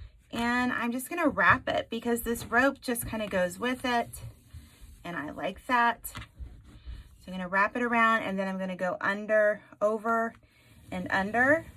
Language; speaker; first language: English; native; English